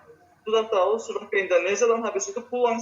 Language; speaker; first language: Indonesian; non-native, fluent; Tajik